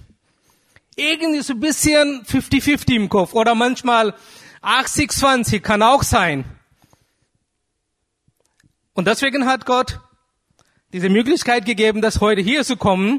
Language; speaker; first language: German; non-native, fluent; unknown